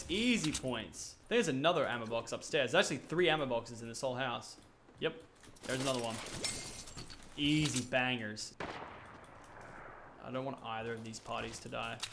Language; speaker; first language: English; native; English